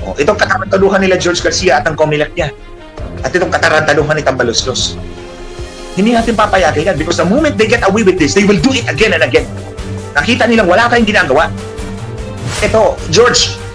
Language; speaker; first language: Filipino; non-native, local second language; Waray